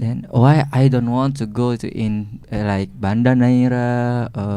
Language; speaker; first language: English; non-native, learner; Indonesian